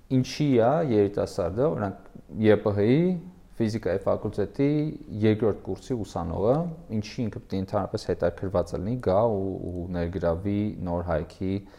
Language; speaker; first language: Armenian; native; Armenian